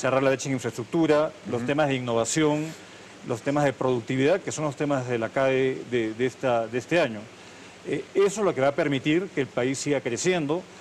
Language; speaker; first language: Spanish; native; Spanish